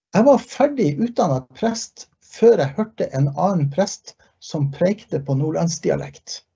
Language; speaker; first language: Norwegian; early bilingual, heritage; Norwegian